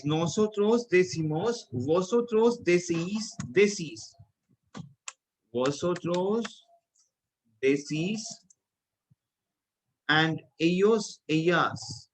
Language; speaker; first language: Spanish; non-native, fluent; Hindi